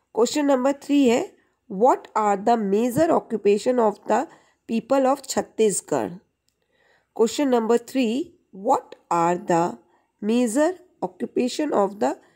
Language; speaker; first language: Hindi; native; Hindi